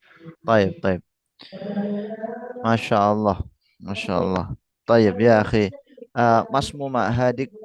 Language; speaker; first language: Arabic; non-native, fluent; Indonesian